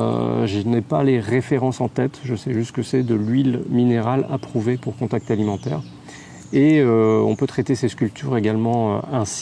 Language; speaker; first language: French; native; French